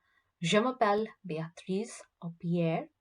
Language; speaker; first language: French; non-native, learner; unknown